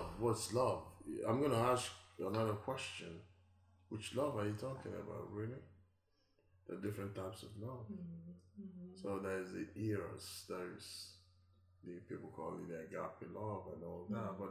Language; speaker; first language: English; non-native, local second language; Igbo